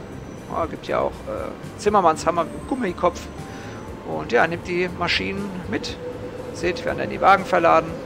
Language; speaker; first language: German; native; German